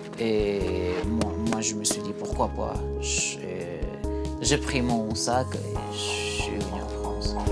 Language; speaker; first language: French; non-native, fluent; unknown